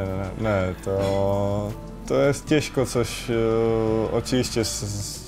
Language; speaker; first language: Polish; non-native, learner; Czech